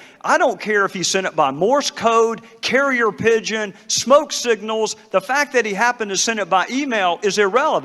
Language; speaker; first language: English; native; English